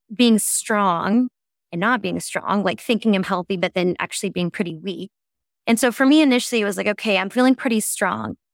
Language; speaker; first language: English; native; English